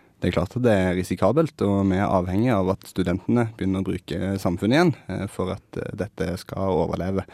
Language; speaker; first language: Norwegian; native; Norwegian